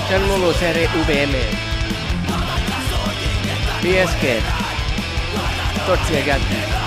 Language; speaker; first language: Basque; non-native, learner; English